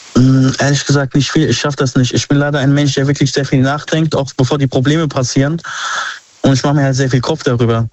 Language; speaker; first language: German; early bilingual, other home language; Arabic